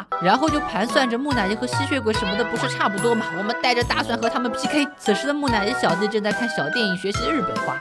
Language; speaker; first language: Chinese; native; Chinese